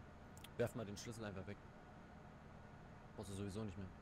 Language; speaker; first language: German; native; German